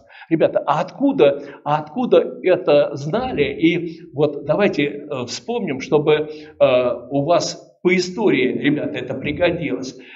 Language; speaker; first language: Russian; native; Russian